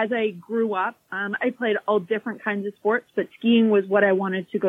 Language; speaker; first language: English; native; English